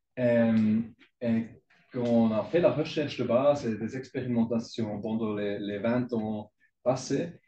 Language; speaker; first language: French; non-native, local second language; German